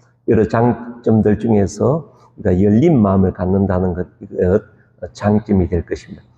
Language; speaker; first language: Korean; native; Korean